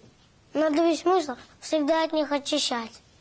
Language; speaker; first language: Russian; native; Russian